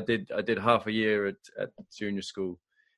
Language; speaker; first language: English; native; English